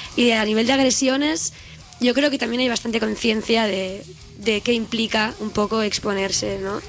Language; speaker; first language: Spanish; non-native, local second language; Catalan